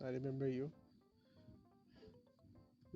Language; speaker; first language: English; non-native, learner; Bangla